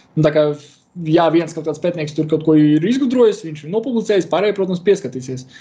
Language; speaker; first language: Latvian; non-native, local second language; Russian